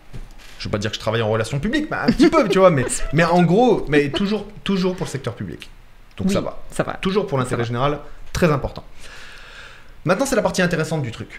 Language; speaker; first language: French; native; French